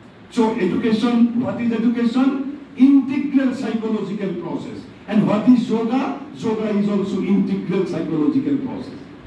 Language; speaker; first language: English; non-native, local second language; Assamese